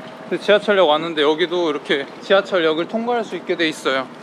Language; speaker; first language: Korean; native; Korean